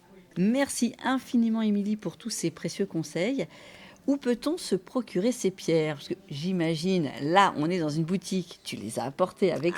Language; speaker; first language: French; native; French